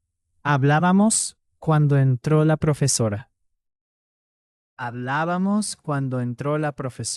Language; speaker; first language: Spanish; non-native, fluent; English